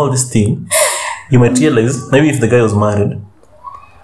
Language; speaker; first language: English; non-native, local second language; Luo (Kenya and Tanzania)